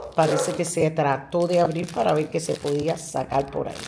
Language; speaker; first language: Spanish; native; Spanish